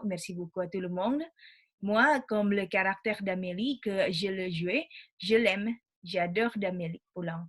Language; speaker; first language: French; non-native, learner; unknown